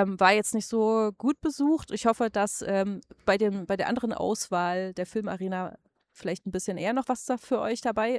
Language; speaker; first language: German; native; German